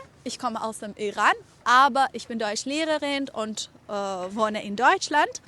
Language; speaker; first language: German; non-native, fluent; Persian